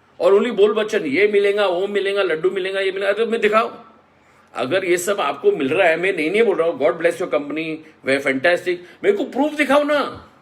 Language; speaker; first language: Hindi; non-native, local second language; Marathi